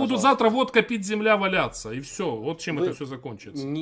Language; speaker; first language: Russian; native; Russian